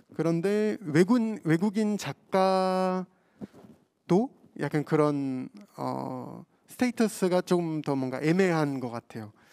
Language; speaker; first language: Korean; non-native, fluent; French